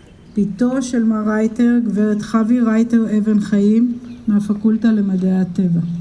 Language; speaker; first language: Hebrew; native; Hebrew